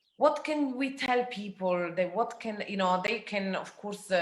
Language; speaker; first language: English; non-native, fluent; Italian